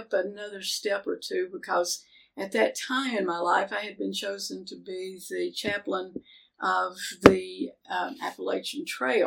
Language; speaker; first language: English; native; English